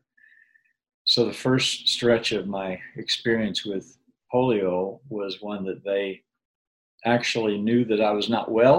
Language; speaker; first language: English; native; English